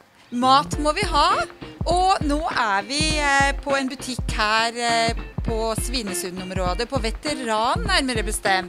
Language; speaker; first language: Norwegian; native; Norwegian